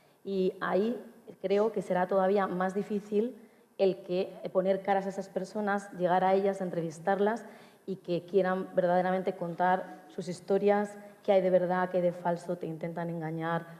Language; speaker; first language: Spanish; native; Spanish